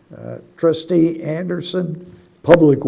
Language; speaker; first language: English; native; English